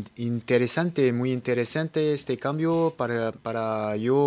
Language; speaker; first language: Spanish; non-native, learner; French